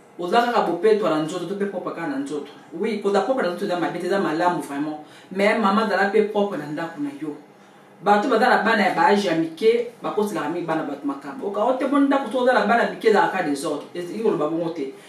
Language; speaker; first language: Lingala; native; Lingala